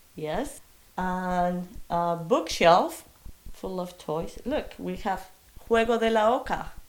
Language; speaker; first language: English; non-native, fluent; Spanish